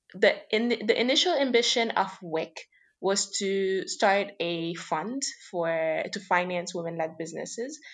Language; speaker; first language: English; non-native, fluent; French